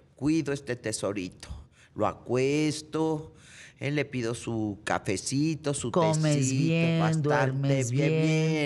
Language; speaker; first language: Spanish; native; Spanish